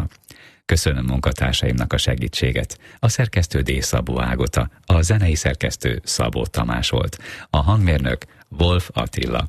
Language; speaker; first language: Hungarian; native; Hungarian